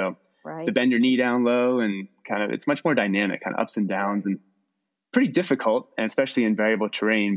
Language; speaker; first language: English; native; English